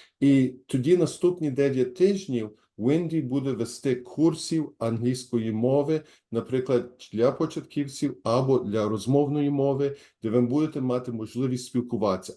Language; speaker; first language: Ukrainian; early bilingual, heritage; Ukrainian